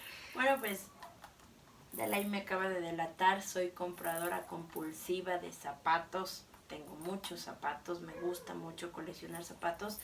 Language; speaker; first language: Spanish; native; Spanish